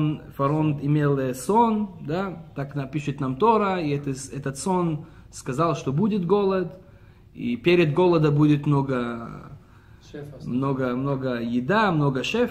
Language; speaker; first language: Russian; early bilingual, heritage; Russian